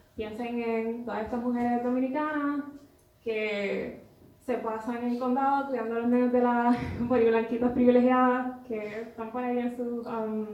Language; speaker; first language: Spanish; native; Spanish